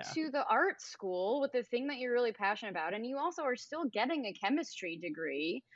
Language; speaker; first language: English; native; English